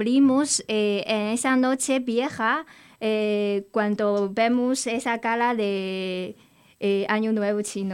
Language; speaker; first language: Spanish; non-native, fluent; Chinese